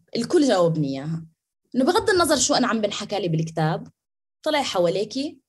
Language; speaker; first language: Arabic; native; Arabic